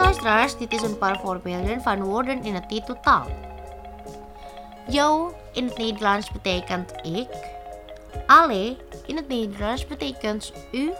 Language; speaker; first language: Dutch; non-native, learner; Indonesian